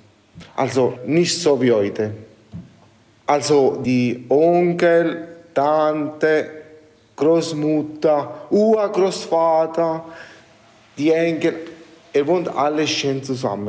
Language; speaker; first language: German; non-native, learner; Italian